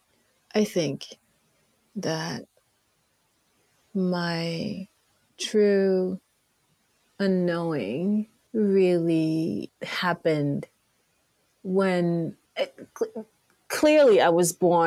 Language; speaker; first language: English; non-native, local second language; French